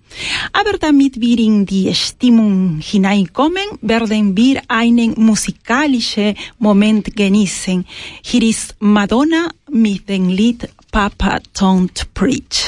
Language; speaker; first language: German; non-native, fluent; Spanish